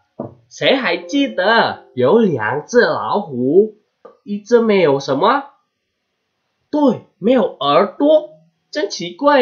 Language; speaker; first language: Chinese; non-native, fluent; Indonesian